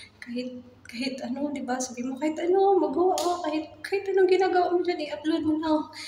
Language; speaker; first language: Filipino; non-native, local second language; Cebuano